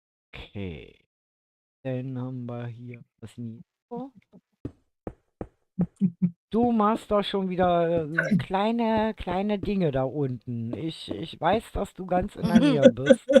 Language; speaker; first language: German; native; German